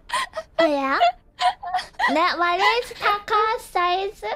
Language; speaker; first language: English; non-native, learner; Korean